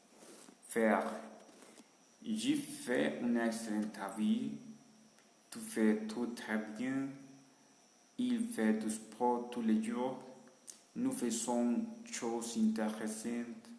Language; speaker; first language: French; non-native, learner; Spanish